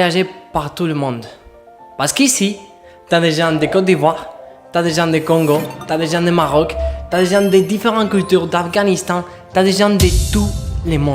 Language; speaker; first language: French; non-native, fluent; Spanish